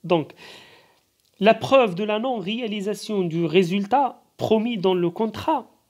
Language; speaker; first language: French; non-native, local second language; Arabic